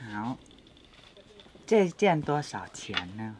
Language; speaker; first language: Chinese; non-native, learner; Thai